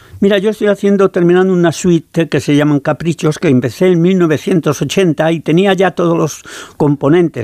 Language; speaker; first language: Spanish; native; Spanish